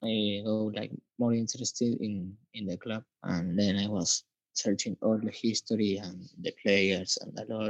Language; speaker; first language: English; non-native, learner; Spanish